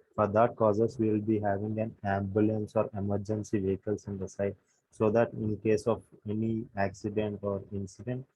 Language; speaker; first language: English; non-native, local second language; Telugu